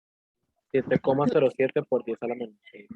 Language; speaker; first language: Spanish; native; Spanish